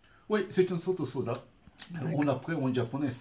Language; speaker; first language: French; non-native, fluent; Japanese